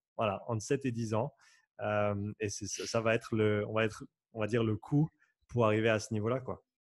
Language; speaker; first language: French; native; French